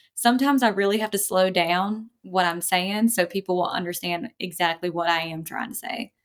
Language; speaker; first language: English; native; English